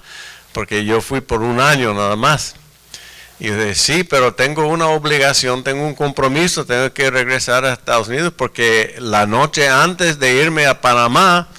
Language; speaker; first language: Spanish; non-native, fluent; English